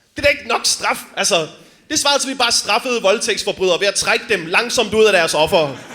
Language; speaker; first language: Danish; native; Danish